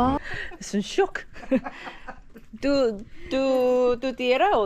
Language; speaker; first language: Spanish; non-native, learner; Korean